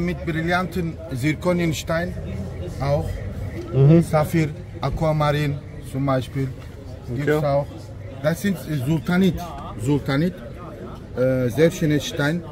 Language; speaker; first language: German; non-native, learner; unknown